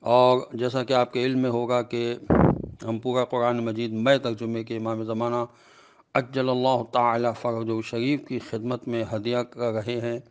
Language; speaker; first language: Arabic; non-native, fluent; Urdu